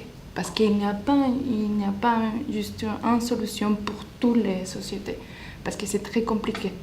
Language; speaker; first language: French; non-native, learner; Spanish